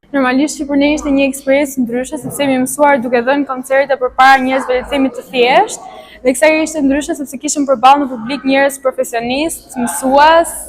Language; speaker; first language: Albanian; native; Albanian